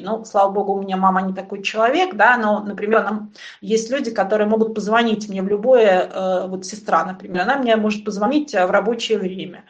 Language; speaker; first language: Russian; native; Russian